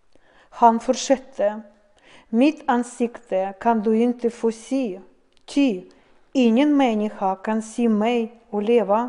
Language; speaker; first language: Swedish; non-native, fluent; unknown